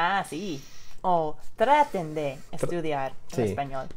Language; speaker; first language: Spanish; non-native, fluent; English